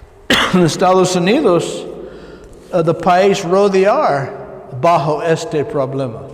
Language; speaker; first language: Spanish; non-native, learner; English